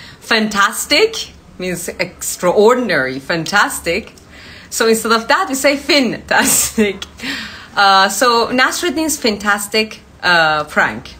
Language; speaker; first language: English; non-native, fluent; Persian